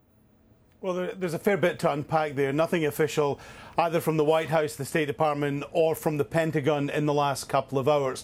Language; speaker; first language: English; native; English